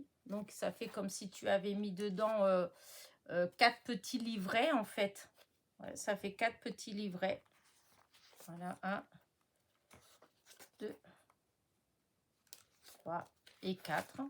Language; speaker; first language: French; native; French